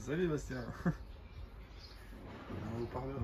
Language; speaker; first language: French; native; French